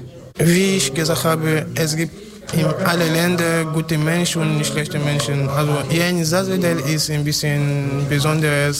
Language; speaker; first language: German; non-native, fluent; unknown